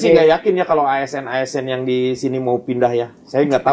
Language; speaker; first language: Indonesian; native; Indonesian